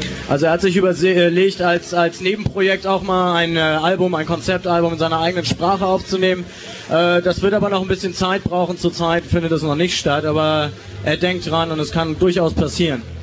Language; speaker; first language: German; native; German